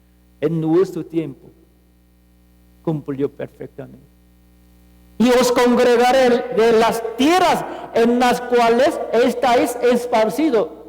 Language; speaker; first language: Spanish; non-native, fluent; Korean